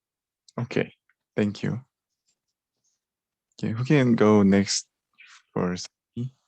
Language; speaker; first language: English; non-native, learner; Korean